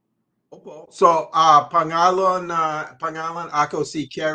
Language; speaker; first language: Filipino; non-native, learner; English